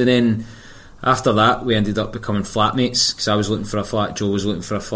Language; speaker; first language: English; native; English